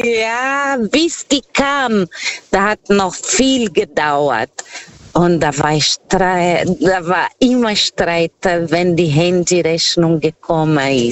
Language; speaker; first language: German; non-native, learner; Portuguese